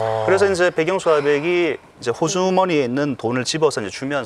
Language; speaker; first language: Korean; native; Korean